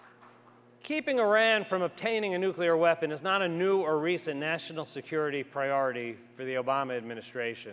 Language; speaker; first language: English; native; English